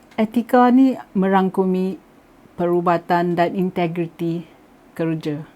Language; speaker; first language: Malay; native; Malay